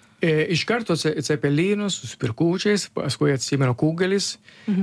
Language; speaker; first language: Lithuanian; non-native, learner; Italian